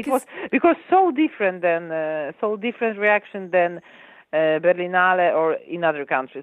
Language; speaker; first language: English; non-native, fluent; Polish